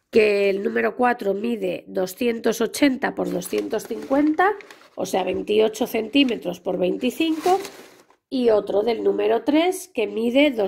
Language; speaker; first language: Spanish; native; Spanish